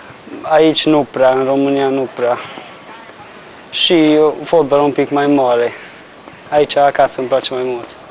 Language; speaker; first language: Romanian; non-native, local second language; Hungarian